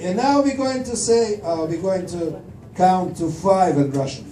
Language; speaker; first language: English; non-native, fluent; Russian